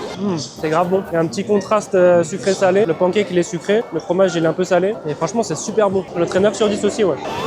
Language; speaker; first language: French; native; French